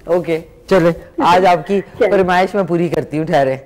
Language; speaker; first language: Urdu; native; Urdu